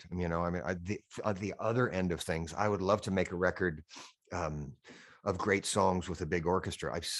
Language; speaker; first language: English; native; English